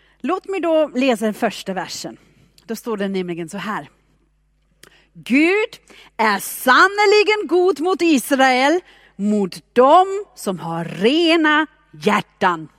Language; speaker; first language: Swedish; non-native, fluent; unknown